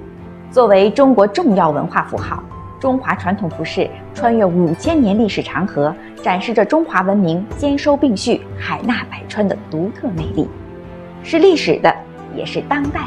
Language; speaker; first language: Chinese; native; Chinese